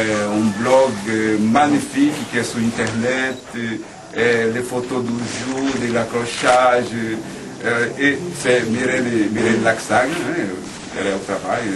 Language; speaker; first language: French; non-native, fluent; Portuguese